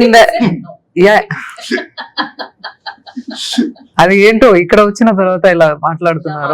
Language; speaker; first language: Telugu; non-native, learner; Tamil